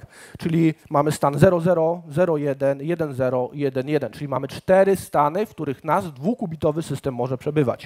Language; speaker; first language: Polish; native; Polish